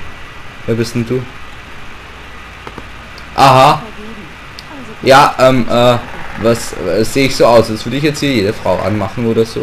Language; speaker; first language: German; native; German